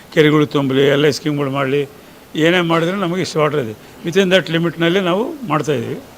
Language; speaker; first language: Kannada; native; Kannada